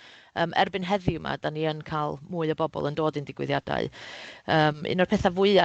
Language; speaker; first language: Welsh; native; Welsh